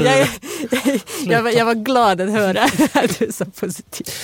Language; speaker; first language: Swedish; non-native, fluent; Russian